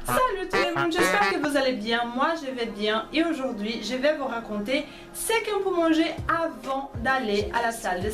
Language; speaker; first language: French; non-native, fluent; Portuguese